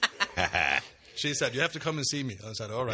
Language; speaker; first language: English; non-native, fluent; Swedish